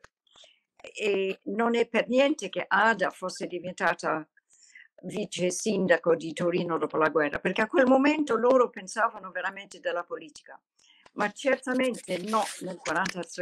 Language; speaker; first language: Italian; non-native, fluent; English